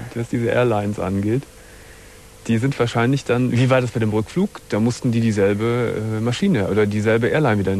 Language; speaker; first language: German; native; German